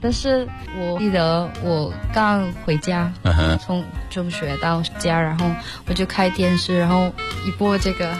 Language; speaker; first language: Chinese; non-native, fluent; Malay